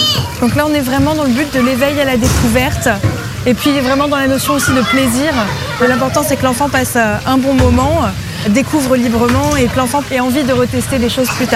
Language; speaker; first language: French; native; French